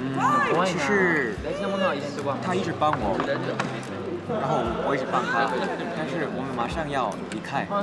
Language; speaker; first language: Chinese; non-native, learner; Japanese